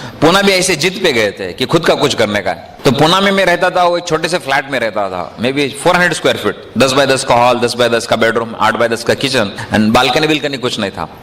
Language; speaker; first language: Hindi; non-native, local second language; Marathi